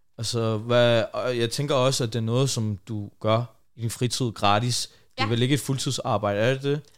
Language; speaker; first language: Danish; native; Danish